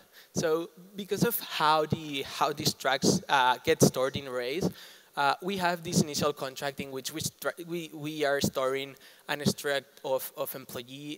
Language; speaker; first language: English; non-native, fluent; Spanish